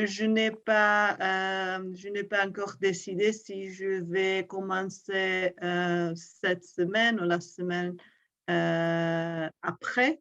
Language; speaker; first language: French; non-native, learner; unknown